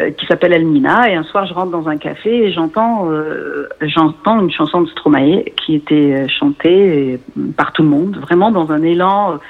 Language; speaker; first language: French; non-native, local second language; Arabic